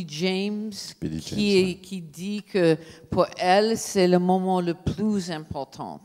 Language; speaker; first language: French; non-native, fluent; English